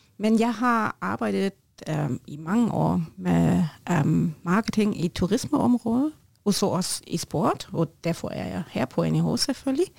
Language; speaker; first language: Norwegian; non-native, learner; German